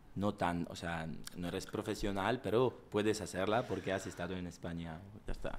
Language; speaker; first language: Spanish; native; Spanish